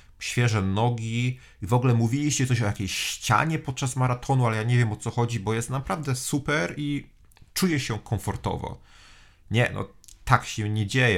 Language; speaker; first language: Polish; native; Polish